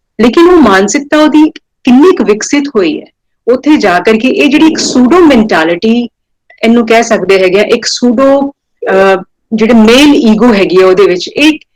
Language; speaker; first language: Punjabi; non-native, local second language; Hindi